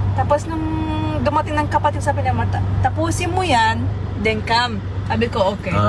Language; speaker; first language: Filipino; early bilingual, heritage; Arabic